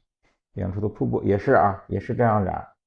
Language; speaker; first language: Chinese; native; Chinese